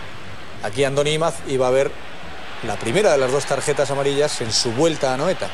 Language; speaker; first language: Spanish; native; Spanish